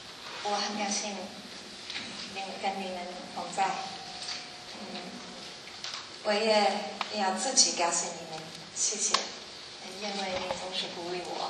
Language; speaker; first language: Chinese; non-native, learner; English